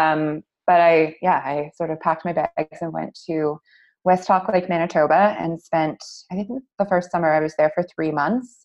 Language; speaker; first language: English; native; English